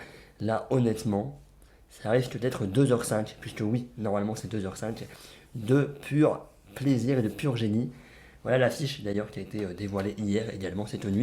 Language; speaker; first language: French; native; French